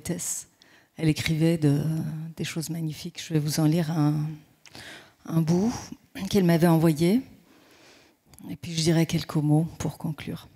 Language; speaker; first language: French; non-native, fluent; Persian